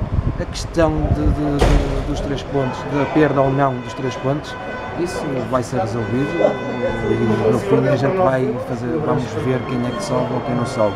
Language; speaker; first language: Portuguese; native; Portuguese